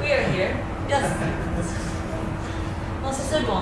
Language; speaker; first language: French; non-native, fluent; English